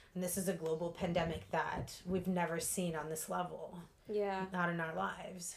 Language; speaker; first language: English; early bilingual, other home language; Russian